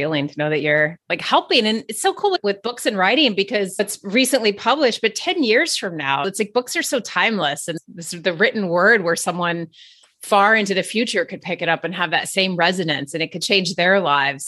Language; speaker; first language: English; native; English